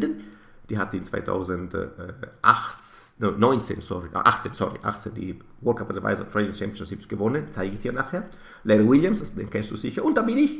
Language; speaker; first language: German; non-native, fluent; Italian